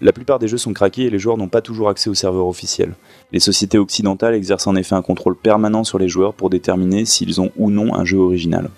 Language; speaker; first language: French; native; French